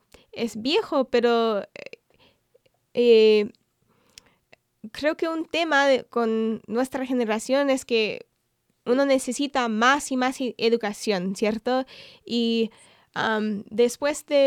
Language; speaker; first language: Spanish; non-native, fluent; English